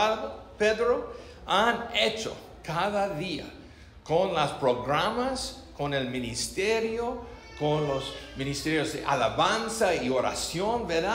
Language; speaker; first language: Spanish; non-native, learner; English